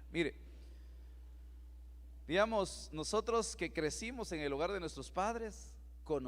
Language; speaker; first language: Spanish; native; Spanish